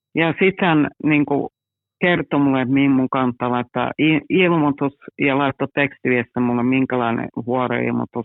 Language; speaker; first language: Finnish; native; Finnish